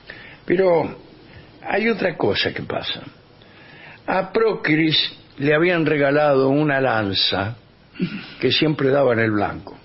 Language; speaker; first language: Spanish; native; Spanish